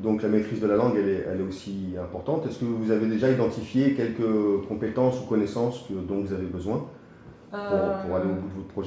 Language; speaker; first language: French; native; French